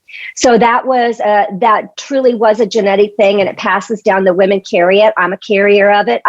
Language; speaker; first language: English; native; English